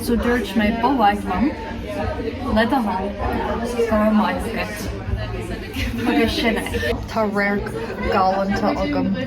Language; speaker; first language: Irish; non-native, local second language; English